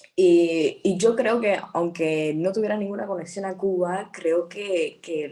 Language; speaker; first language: Spanish; early bilingual, heritage; Spanish